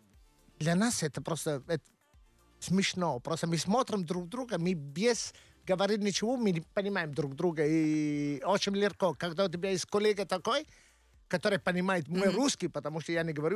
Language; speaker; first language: Russian; non-native, learner; Italian